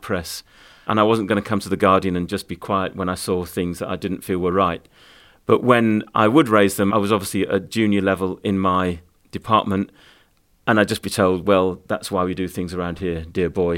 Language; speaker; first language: English; native; English